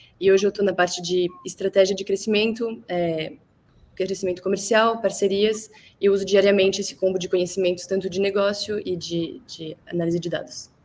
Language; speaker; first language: Portuguese; early bilingual, other home language; French